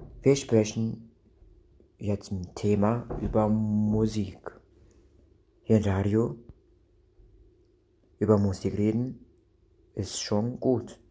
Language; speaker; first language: German; non-native, local second language; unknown